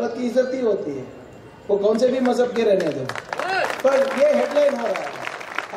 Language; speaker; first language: Hindi; non-native, local second language; Kannada